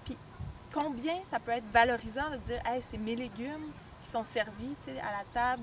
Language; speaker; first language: French; native; French